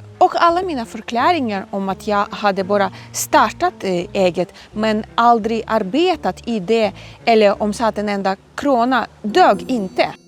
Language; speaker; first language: Swedish; non-native, fluent; Ukrainian